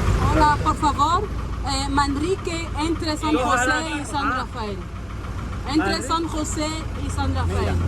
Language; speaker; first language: Spanish; non-native, learner; French